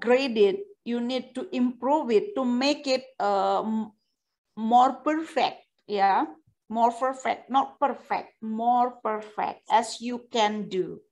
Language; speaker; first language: English; non-native, fluent; Indonesian